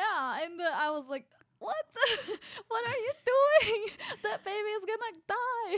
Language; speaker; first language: English; non-native, fluent; Turkish